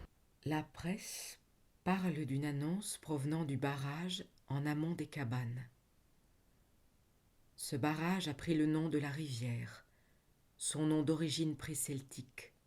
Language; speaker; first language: French; native; French